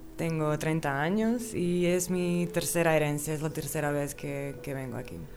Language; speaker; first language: Spanish; early bilingual, other home language; Bosnian